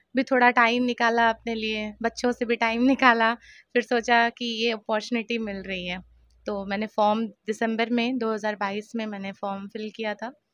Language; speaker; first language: Hindi; native; Hindi